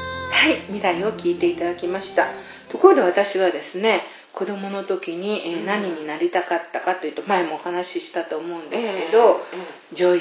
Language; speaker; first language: Japanese; native; Japanese